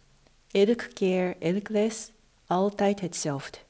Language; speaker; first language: Dutch; non-native, fluent; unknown